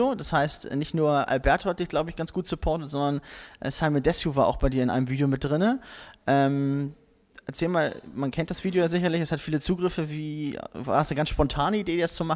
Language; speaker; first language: German; native; German